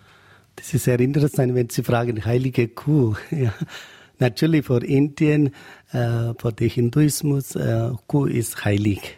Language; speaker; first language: German; non-native, learner; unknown